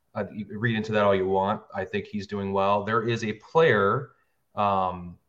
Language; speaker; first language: English; native; English